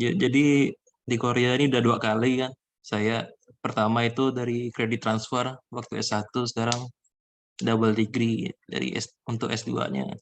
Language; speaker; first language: Indonesian; native; Indonesian